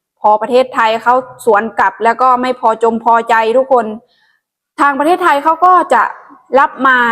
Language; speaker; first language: Thai; non-native, local second language; Northeastern Thai